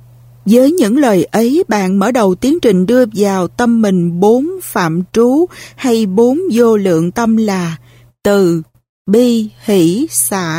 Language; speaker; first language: Vietnamese; native; Vietnamese